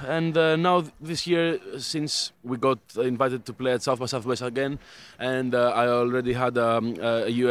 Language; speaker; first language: English; non-native, fluent; Greek